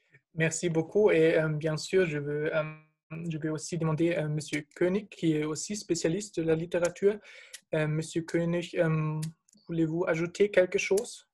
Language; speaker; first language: French; non-native, fluent; German